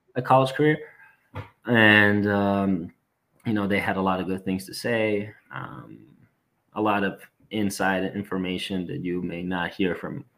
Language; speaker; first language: English; non-native, fluent; Serbian